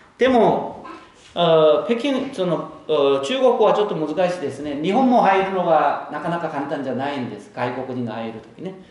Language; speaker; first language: Japanese; non-native, fluent; Korean